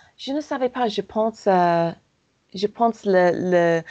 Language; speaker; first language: French; non-native, learner; English